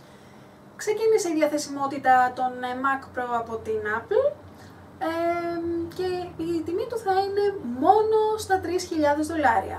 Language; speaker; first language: Greek; native; Greek